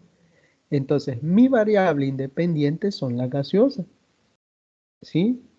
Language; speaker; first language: Spanish; native; Spanish